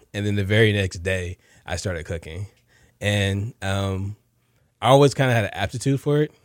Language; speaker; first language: English; native; English